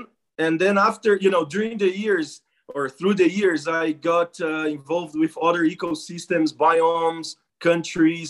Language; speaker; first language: English; non-native, fluent; Portuguese